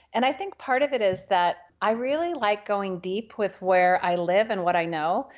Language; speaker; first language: English; native; English